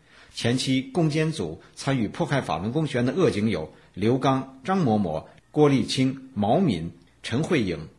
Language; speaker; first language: Chinese; native; Chinese